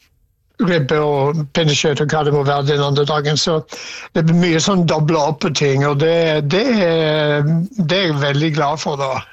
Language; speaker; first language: Norwegian; non-native, fluent; English